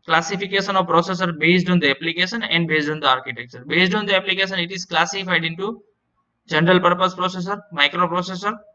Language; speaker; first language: English; non-native, local second language; Gujarati